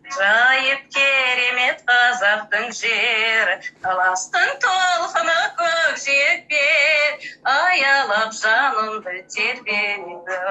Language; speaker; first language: Kazakh; non-native, local second language; Russian